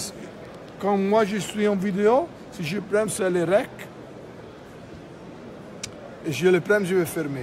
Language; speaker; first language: French; non-native, fluent; Italian